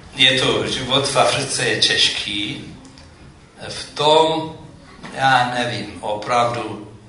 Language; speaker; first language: Czech; non-native, fluent; Amharic